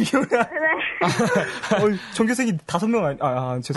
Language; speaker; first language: Korean; native; Korean